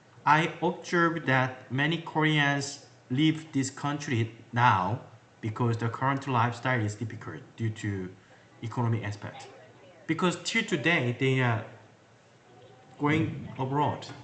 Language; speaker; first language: English; non-native, learner; Korean